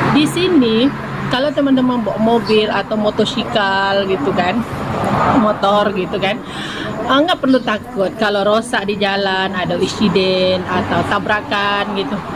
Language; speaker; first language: Indonesian; native; Indonesian